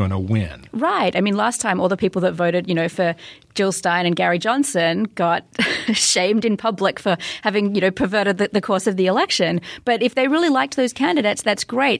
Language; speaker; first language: English; native; English